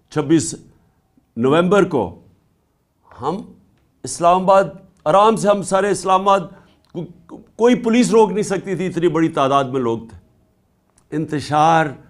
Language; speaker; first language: Urdu; native; Urdu